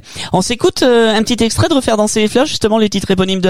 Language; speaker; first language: French; native; French